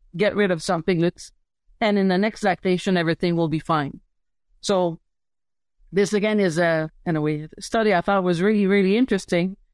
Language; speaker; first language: English; native; English